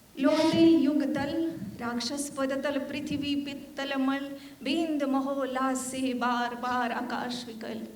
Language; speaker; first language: Hindi; non-native, fluent; Armenian